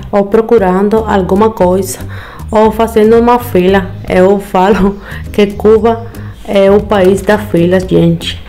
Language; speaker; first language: Portuguese; non-native, learner; Spanish